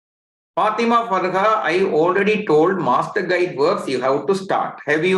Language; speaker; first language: English; non-native, local second language; Tamil